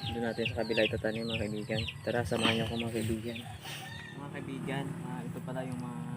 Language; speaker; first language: Filipino; non-native, local second language; Hiligaynon